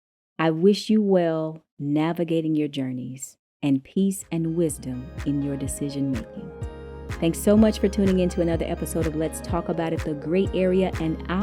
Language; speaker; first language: English; native; English